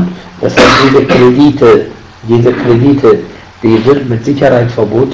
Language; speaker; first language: German; non-native, fluent; Arabic